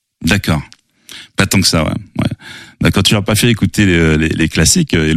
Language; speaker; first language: French; native; French